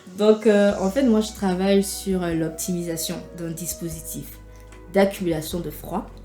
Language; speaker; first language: French; native; French